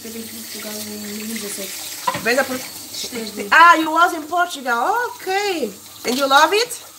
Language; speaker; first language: English; non-native, learner; Portuguese